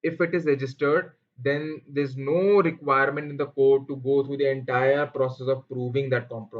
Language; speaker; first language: English; non-native, local second language; Hindi